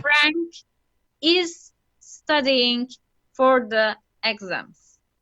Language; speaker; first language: English; non-native, fluent; Turkish